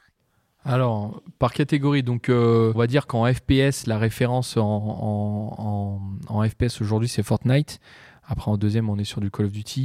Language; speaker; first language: French; native; French